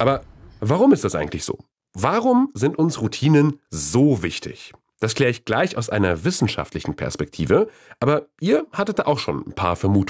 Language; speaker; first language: German; native; German